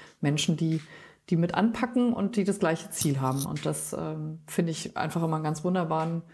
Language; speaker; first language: German; native; German